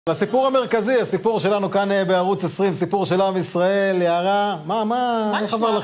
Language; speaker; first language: Hebrew; native; Hebrew